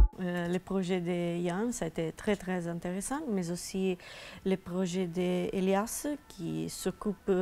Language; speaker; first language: French; non-native, fluent; Italian